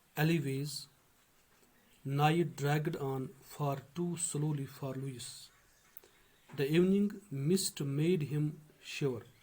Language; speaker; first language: English; non-native, local second language; Urdu